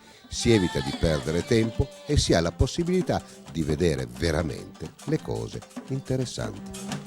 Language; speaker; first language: Italian; native; Italian